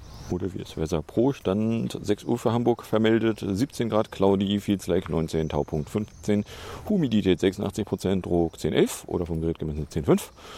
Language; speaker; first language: German; native; German